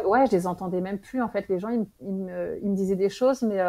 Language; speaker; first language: French; native; French